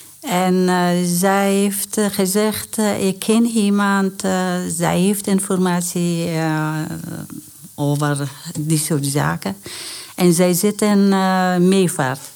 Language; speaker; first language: Dutch; non-native, learner; Persian